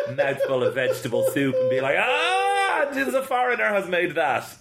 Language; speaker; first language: English; native; English